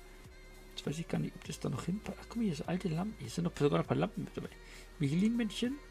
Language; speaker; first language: German; native; German